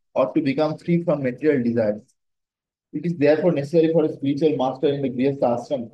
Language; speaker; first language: English; non-native, local second language; Bangla